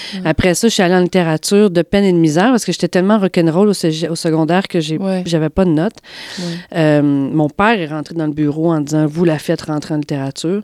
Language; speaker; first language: French; native; French